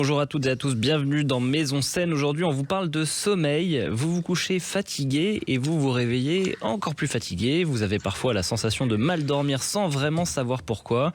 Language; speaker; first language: French; native; French